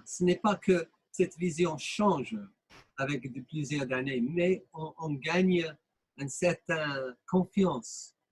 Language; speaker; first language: French; non-native, fluent; English